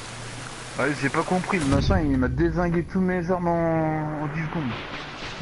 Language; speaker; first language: French; native; French